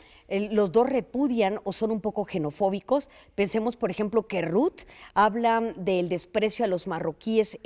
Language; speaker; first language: Spanish; native; Spanish